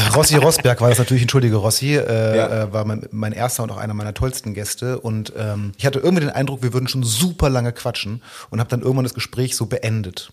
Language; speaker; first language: German; native; German